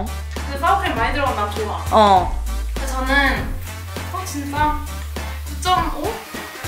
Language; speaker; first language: Korean; non-native, fluent; Arabic